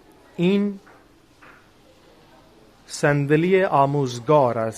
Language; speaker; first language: Persian; non-native, fluent; Urdu